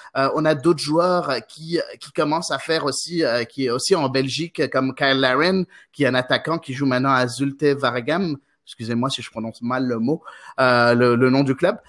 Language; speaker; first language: French; non-native, local second language; Arabic